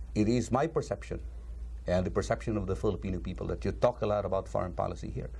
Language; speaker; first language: English; non-native, local second language; Cebuano